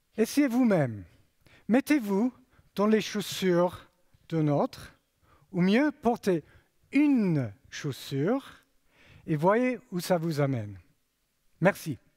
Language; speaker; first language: French; non-native, fluent; English